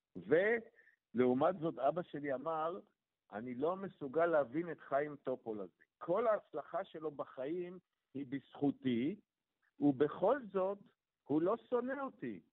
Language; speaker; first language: Hebrew; native; Hebrew